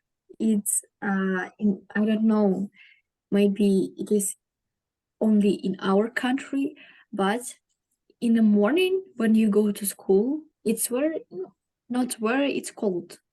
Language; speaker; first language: English; non-native, learner; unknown